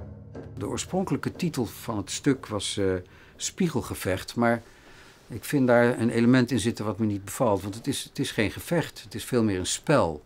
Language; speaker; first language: Dutch; native; Dutch